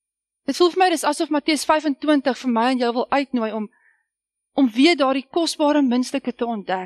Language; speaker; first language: Afrikaans; native; Afrikaans